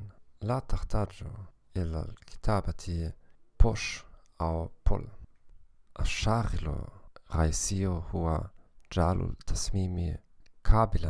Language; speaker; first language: Arabic; non-native, learner; German